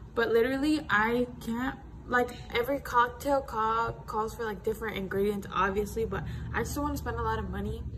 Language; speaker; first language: English; early bilingual, other home language; Spanish